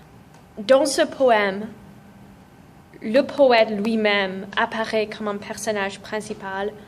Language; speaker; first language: French; non-native, fluent; English